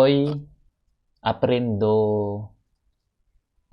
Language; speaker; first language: Spanish; non-native, learner; Indonesian